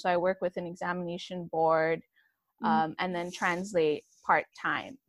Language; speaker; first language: English; non-native, local second language; Urdu